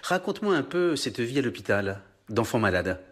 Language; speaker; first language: French; native; French